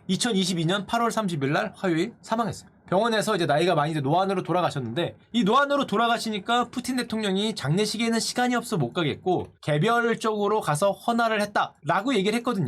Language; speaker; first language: Korean; native; Korean